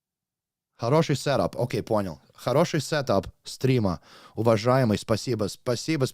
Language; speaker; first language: Russian; non-native, learner; English